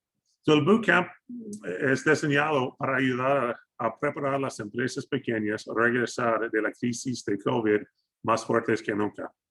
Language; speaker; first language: Spanish; non-native, fluent; English